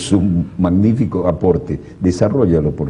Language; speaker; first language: Spanish; native; Spanish